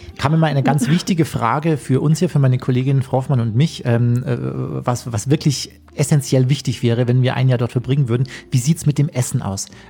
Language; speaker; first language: German; native; German